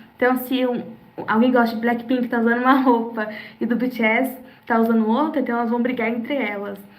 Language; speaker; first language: Portuguese; native; Portuguese